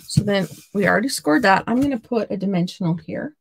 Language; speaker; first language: English; native; English